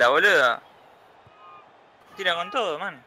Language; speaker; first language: Spanish; native; Spanish